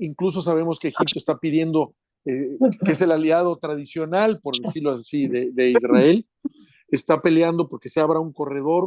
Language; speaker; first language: Spanish; native; Spanish